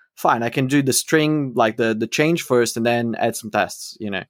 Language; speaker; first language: English; non-native, fluent; Portuguese